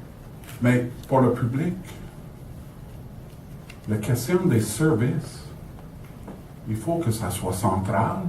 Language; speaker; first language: French; native; French